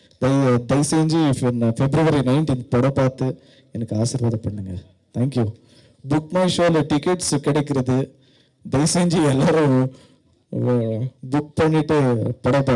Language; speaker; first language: Tamil; non-native, learner; Kannada